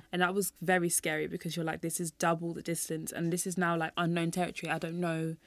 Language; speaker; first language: English; native; English